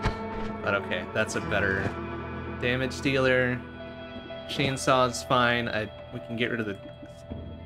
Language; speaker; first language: English; native; English